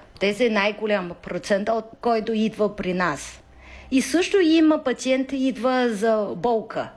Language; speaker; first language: Bulgarian; non-native, learner; Chinese